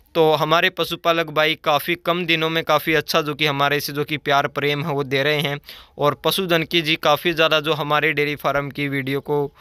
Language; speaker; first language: Hindi; native; Hindi